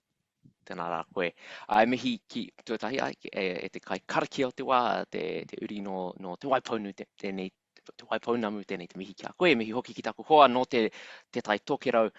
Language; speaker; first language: Māori; non-native, local second language; English